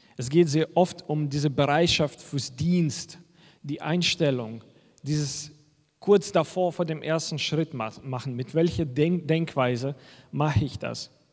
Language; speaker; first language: German; non-native, fluent; Russian